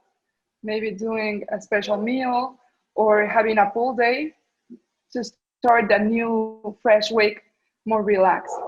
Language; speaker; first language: English; non-native, learner; Spanish